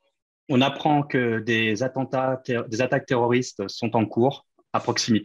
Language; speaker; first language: French; native; French